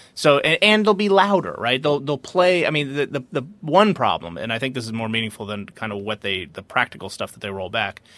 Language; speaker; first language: English; early bilingual, other home language; Spanish